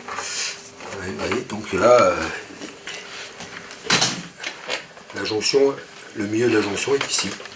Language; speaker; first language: French; native; French